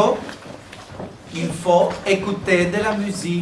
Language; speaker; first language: French; non-native, fluent; Greek